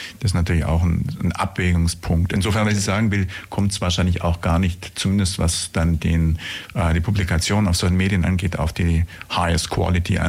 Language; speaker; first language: German; native; German